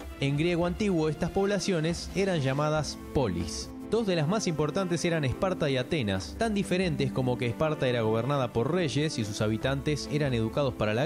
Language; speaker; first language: Spanish; native; Spanish